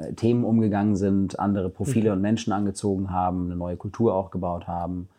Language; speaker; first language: German; native; German